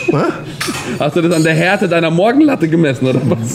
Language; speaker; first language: German; native; German